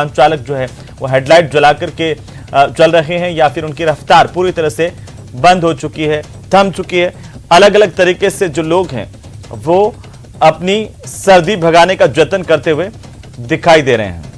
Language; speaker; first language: Hindi; native; Hindi